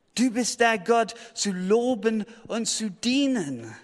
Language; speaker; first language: German; non-native, fluent; English